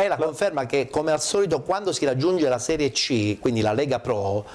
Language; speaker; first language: Italian; native; Italian